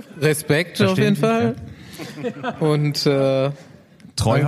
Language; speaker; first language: German; non-native, local second language; Luxembourgish